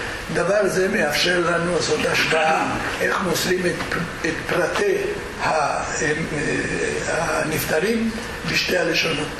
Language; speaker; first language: Hebrew; non-native, fluent; Spanish